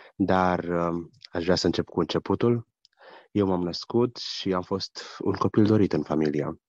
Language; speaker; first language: Romanian; early bilingual, heritage; German